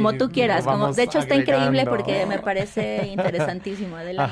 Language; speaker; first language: Spanish; native; Spanish